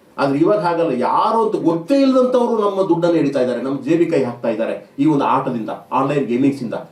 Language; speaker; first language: Kannada; native; Kannada